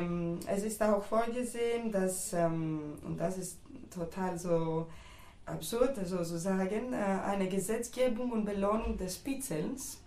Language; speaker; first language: German; non-native, fluent; Greek